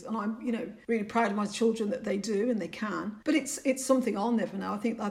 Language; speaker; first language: English; native; English